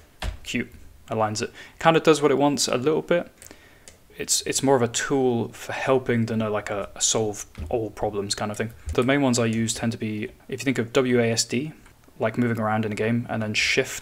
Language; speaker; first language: English; native; English